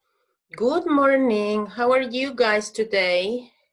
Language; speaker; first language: English; non-native, fluent; Spanish